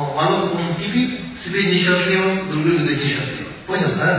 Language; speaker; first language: Russian; non-native, learner; Tibetan